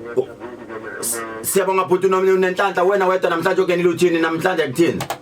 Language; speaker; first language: Zulu; native; Zulu